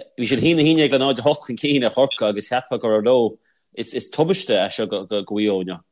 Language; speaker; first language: Irish; native; Irish